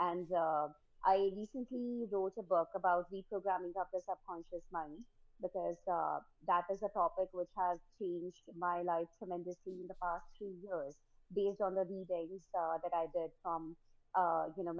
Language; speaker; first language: English; non-native, local second language; Hindi